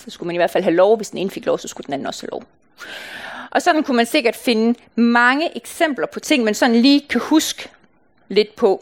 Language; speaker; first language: Danish; native; Danish